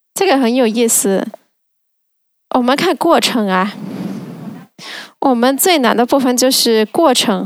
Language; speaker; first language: Chinese; non-native, fluent; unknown